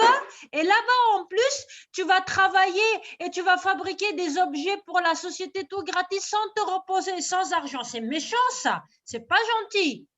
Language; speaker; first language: French; non-native, local second language; Arabic